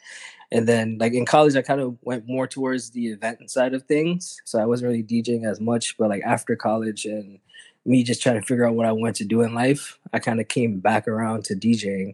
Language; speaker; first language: English; native; English